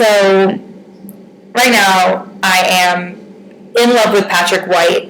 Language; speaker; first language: English; native; English